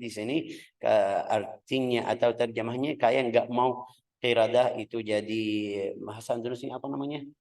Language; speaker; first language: Indonesian; non-native, fluent; Arabic